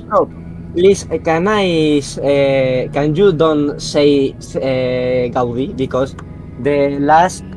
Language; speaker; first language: English; non-native, learner; Spanish